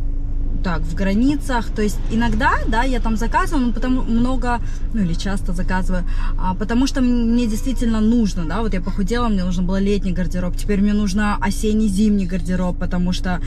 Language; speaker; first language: Russian; native; Russian